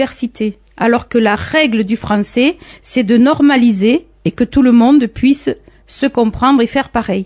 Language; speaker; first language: French; native; French